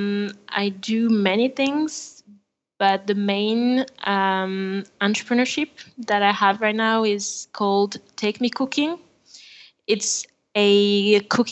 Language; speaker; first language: English; non-native, fluent; French